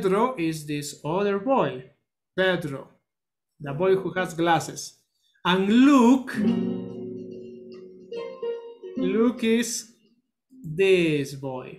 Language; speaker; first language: English; non-native, learner; Spanish